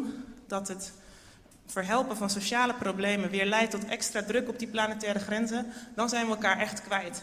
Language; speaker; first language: Dutch; native; Dutch